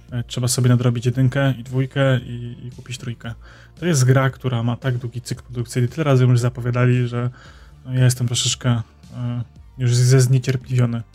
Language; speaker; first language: Polish; native; Polish